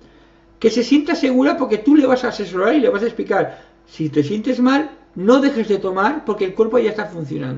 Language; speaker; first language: Spanish; native; Spanish